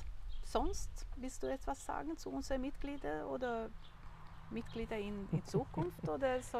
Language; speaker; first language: German; non-native, learner; Swedish